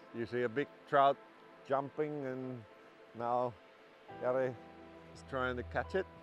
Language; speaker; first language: English; non-native, fluent; Finnish